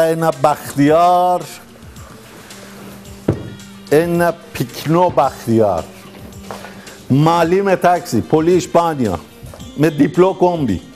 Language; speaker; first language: Greek; non-native, fluent; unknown